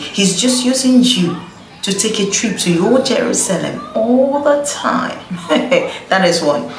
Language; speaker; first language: English; non-native, local second language; Igbo